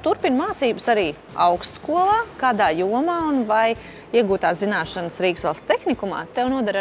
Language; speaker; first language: Latvian; native; Latvian